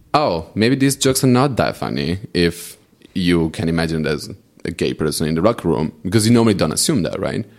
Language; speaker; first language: English; non-native, fluent; Italian